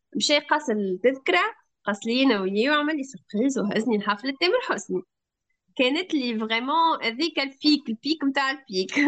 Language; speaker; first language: Arabic; native; Arabic